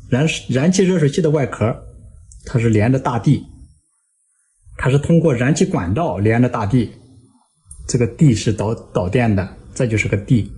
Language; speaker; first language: Chinese; native; Chinese